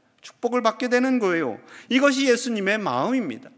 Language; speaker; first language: Korean; native; Korean